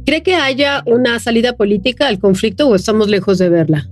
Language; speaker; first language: Spanish; native; Spanish